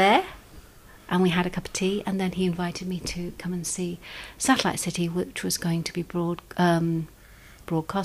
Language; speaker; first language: English; native; English